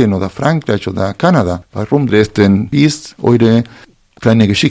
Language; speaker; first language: German; non-native, fluent; Spanish